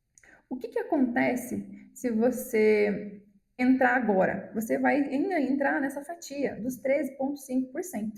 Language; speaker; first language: Portuguese; native; Portuguese